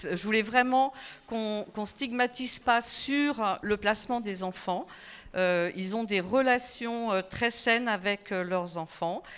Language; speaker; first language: French; native; French